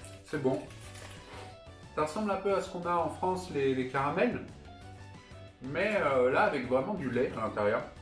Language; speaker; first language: French; native; French